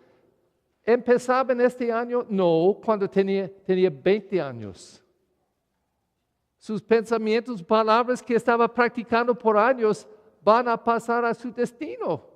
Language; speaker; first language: Spanish; non-native, learner; English